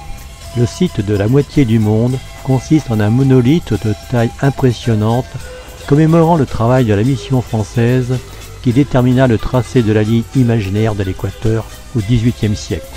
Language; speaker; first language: French; native; French